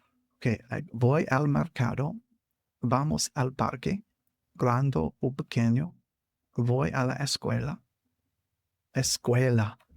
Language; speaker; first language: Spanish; non-native, learner; English